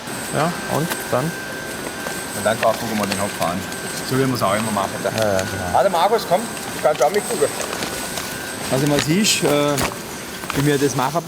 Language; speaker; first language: German; native; German